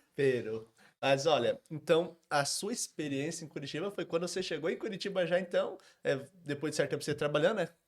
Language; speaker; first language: Portuguese; native; Portuguese